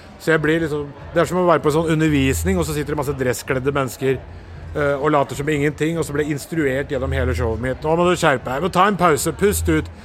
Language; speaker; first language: Norwegian; early bilingual, other home language; Urdu